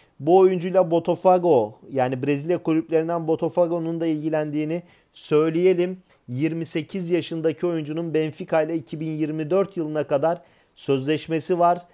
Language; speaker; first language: Turkish; native; Turkish